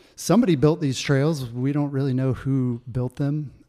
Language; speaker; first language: English; native; English